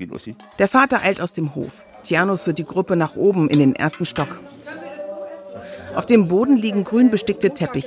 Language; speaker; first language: German; native; German